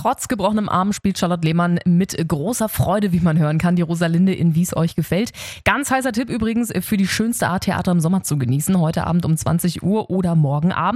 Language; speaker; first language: German; native; German